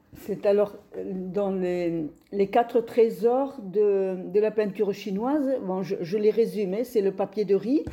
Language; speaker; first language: French; native; French